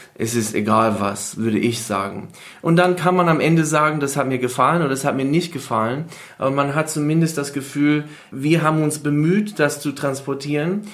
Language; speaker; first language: German; non-native, fluent; English